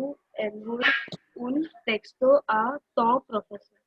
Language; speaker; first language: French; non-native, learner; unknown